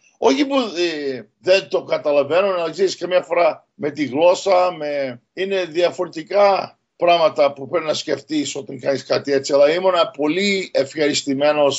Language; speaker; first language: Greek; early bilingual, heritage; Greek